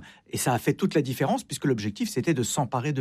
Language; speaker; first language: French; native; French